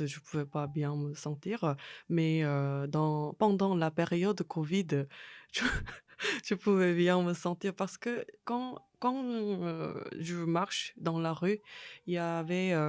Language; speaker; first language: French; non-native, fluent; Korean